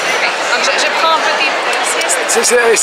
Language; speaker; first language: French; non-native, fluent; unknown